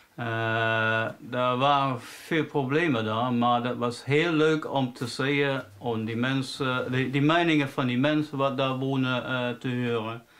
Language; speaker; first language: Dutch; non-native, fluent; English